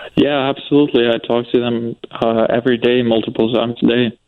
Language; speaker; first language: English; non-native, fluent; Ukrainian